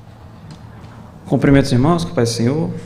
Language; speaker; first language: Portuguese; native; Portuguese